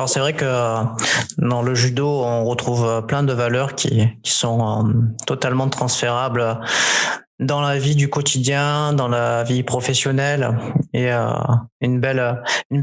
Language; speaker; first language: French; native; French